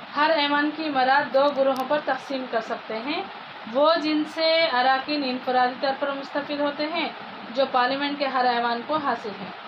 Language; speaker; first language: Urdu; native; Urdu